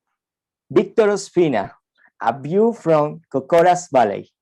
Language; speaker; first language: English; non-native, fluent; Spanish